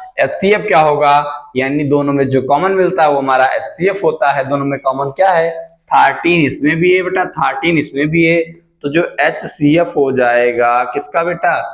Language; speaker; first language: Hindi; native; Hindi